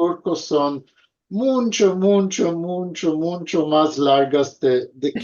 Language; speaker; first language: Spanish; early bilingual, heritage; Ladino